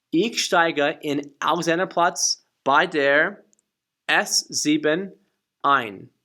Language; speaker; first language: German; non-native, fluent; English